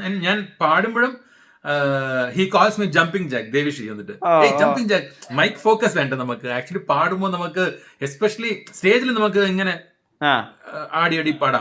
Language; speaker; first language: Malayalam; early bilingual, heritage; Malayalam